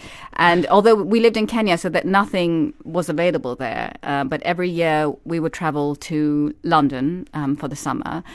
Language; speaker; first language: English; native; English